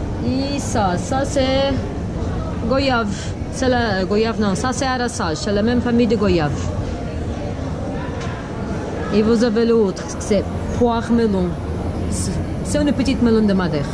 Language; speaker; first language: French; non-native, learner; Portuguese